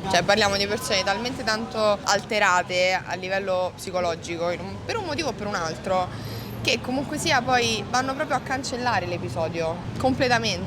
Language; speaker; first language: Italian; native; Italian